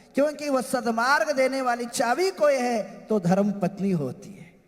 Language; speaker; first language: Hindi; non-native, local second language; Kannada